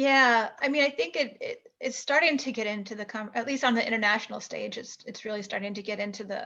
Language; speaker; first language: English; native; English